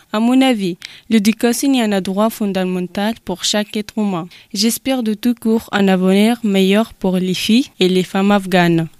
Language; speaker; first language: French; non-native, learner; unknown